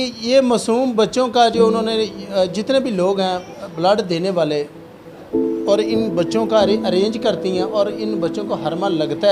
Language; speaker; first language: Hindi; non-native, local second language; Punjabi